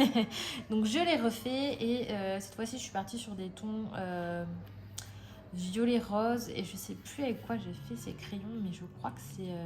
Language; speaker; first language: French; native; French